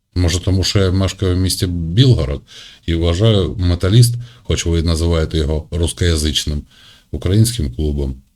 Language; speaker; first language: Ukrainian; non-native, local second language; Russian